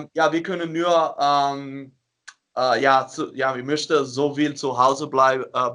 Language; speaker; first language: German; non-native, learner; Dutch